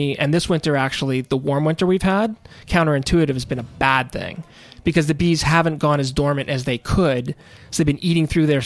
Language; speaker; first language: English; native; English